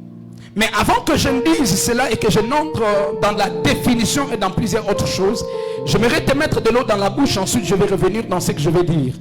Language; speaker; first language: French; non-native, local second language; Swahili